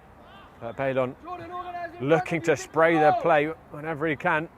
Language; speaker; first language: English; native; English